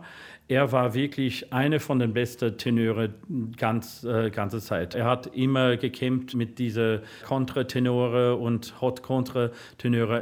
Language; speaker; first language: German; non-native, learner; English